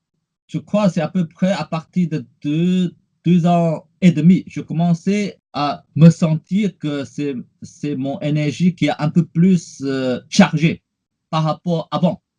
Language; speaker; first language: French; non-native, fluent; Chinese